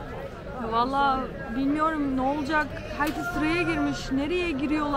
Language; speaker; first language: Turkish; native; Turkish